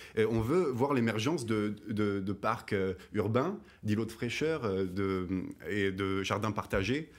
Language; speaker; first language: French; native; French